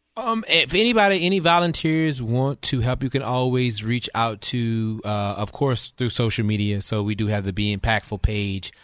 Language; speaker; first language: English; native; English